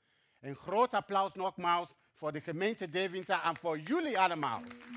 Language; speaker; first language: Dutch; non-native, fluent; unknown